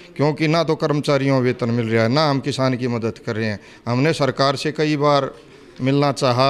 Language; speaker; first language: Hindi; native; Hindi